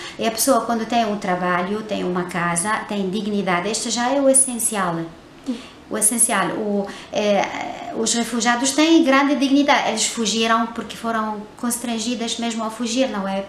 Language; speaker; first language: Portuguese; non-native, fluent; Arabic